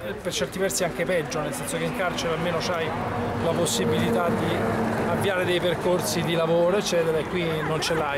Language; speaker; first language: Italian; native; Italian